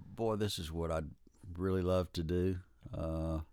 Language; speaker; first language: English; native; English